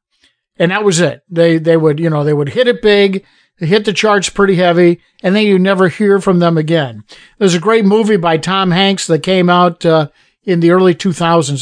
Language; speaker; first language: English; native; English